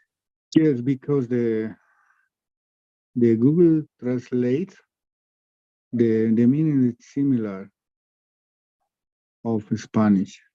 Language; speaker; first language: English; non-native, learner; Spanish